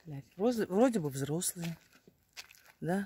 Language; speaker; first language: Russian; native; Russian